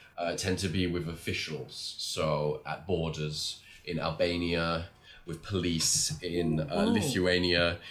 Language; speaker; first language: English; native; English